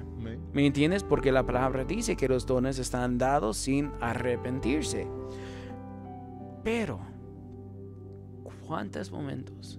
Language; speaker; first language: Spanish; non-native, fluent; English